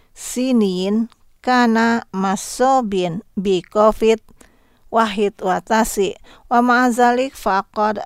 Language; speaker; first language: Arabic; non-native, fluent; Indonesian